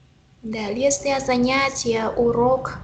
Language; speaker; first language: Russian; non-native, fluent; Vietnamese